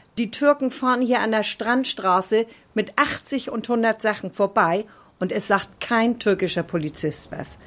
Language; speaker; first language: German; native; German